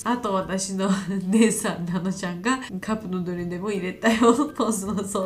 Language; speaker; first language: Japanese; non-native, learner; Georgian